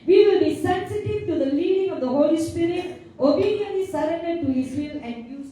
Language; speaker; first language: English; non-native, local second language; Tamil